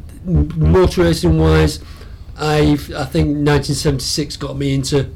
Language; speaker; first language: English; native; English